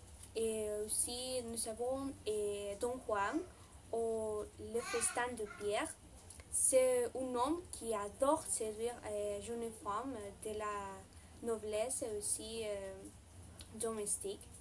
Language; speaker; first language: French; non-native, learner; Spanish